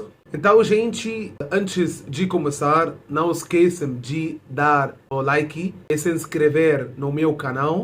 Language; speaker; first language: Portuguese; non-native, fluent; Arabic